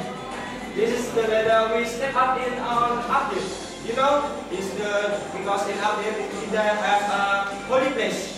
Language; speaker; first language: English; non-native, learner; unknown